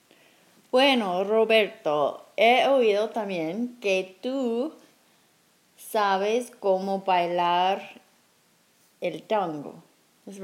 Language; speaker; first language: Spanish; non-native, learner; English